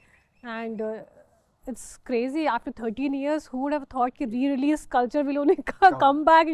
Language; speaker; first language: Telugu; non-native, fluent; Hindi